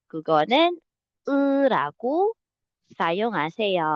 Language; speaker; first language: Korean; non-native, learner; Filipino